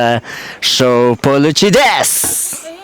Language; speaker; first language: Russian; non-native, local second language; Kyrgyz